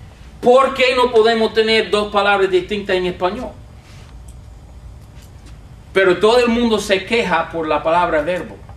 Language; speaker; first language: Spanish; non-native, fluent; English